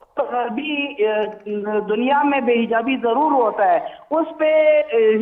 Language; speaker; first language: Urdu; non-native, fluent; Pashto